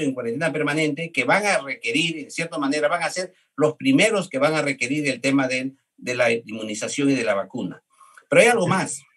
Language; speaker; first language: Spanish; native; Spanish